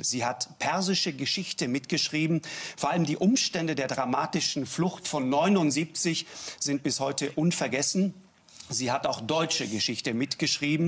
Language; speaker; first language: German; native; German